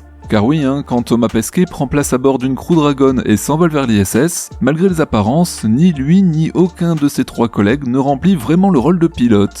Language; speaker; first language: French; native; French